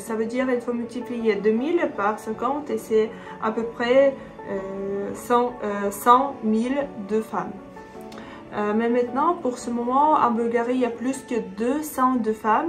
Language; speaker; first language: French; non-native, fluent; Russian